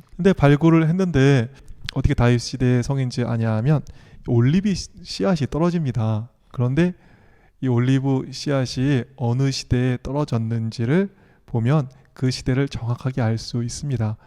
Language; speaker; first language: Korean; native; Korean